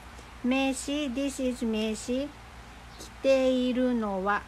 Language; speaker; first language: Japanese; non-native, fluent; Filipino